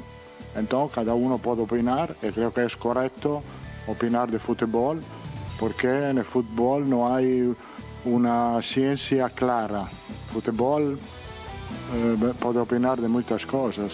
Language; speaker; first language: Portuguese; non-native, learner; Italian